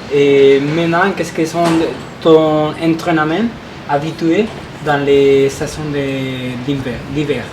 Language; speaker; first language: French; non-native, learner; Spanish